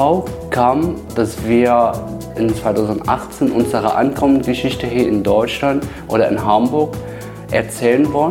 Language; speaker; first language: German; non-native, fluent; Arabic